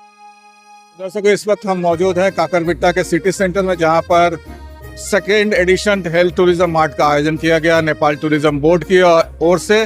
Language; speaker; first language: Hindi; native; Hindi